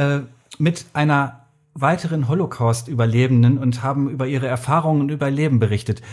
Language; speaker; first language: German; native; German